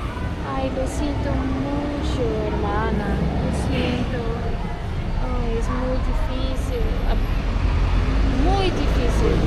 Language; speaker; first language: Spanish; non-native, fluent; English